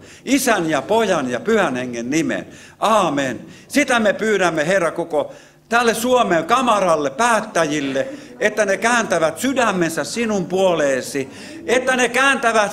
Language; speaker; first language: Finnish; native; Finnish